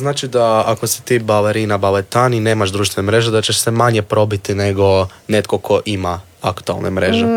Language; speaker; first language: Serbian; native; Serbian